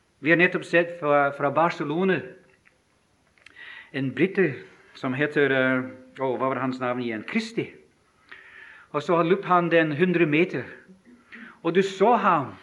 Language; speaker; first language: Norwegian; non-native, fluent; English